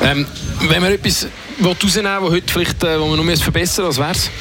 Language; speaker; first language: German; native; German